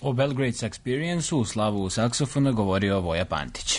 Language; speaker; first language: Serbian; native; Serbian